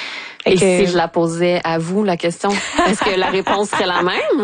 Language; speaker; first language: French; native; French